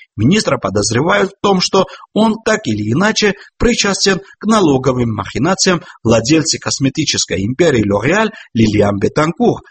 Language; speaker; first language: Russian; non-native, local second language; Georgian